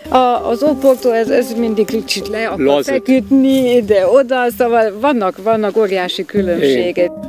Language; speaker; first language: Hungarian; non-native, fluent; German